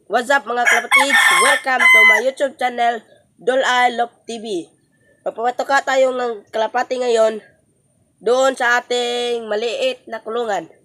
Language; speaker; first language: Filipino; non-native, local second language; Cebuano